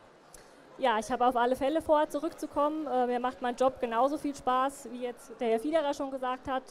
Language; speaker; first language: German; native; German